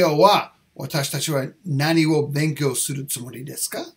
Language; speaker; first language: Japanese; non-native, learner; English